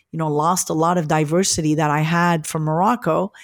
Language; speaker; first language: English; early bilingual, other home language; French